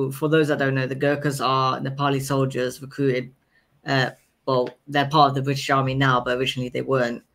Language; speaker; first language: English; native; English